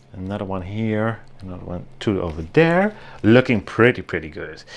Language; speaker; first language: English; non-native, fluent; Dutch